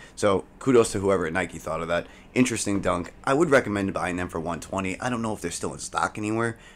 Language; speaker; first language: English; native; English